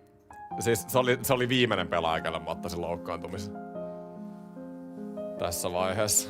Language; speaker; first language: Finnish; native; Finnish